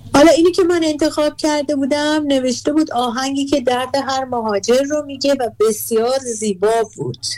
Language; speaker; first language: Persian; native; Persian